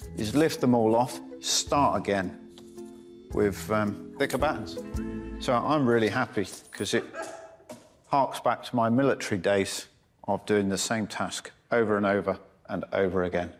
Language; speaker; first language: English; native; English